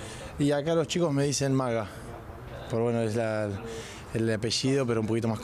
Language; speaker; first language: Spanish; native; Spanish